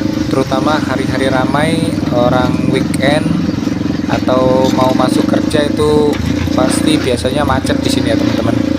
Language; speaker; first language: Indonesian; native; Indonesian